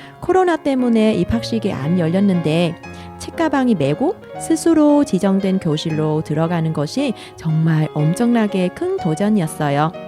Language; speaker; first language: Korean; non-native, fluent; Vietnamese